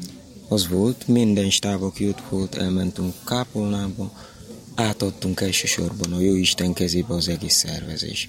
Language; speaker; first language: Hungarian; non-native, learner; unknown